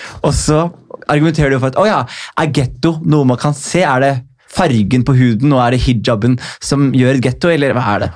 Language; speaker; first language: Norwegian; early bilingual, other home language; Somali